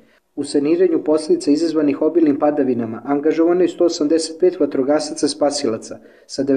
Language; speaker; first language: Serbian; native; Serbian